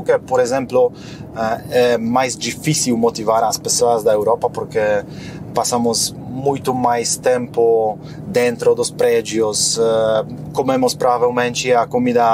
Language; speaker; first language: Portuguese; non-native, fluent; Polish